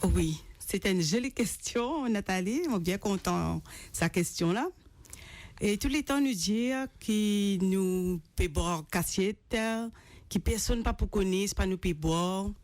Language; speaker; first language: French; non-native, local second language; Morisyen